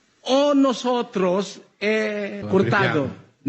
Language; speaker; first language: Portuguese; non-native, learner; Filipino